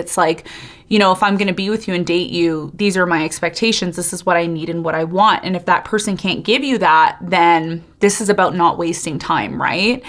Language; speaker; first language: English; native; English